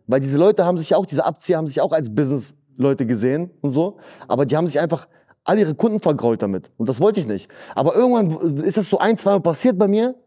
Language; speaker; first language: German; early bilingual, other home language; Russian